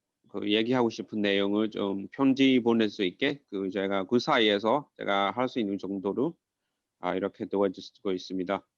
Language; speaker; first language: Korean; non-native, fluent; Burmese